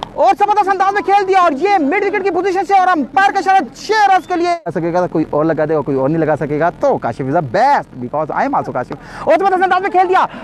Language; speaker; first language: Urdu; non-native, local second language; Pashto